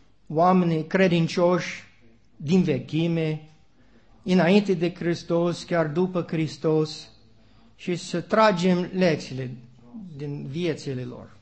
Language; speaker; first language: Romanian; non-native, learner; English